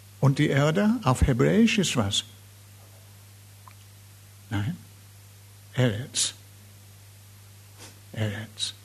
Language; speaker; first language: German; non-native, fluent; English